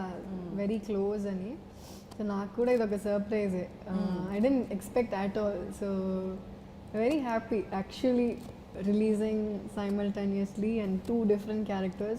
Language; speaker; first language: Telugu; non-native, fluent; Malayalam